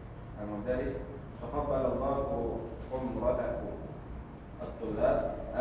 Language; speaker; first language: Arabic; non-native, learner; Indonesian